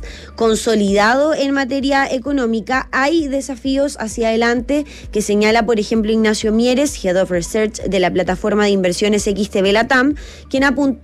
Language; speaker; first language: Spanish; native; Spanish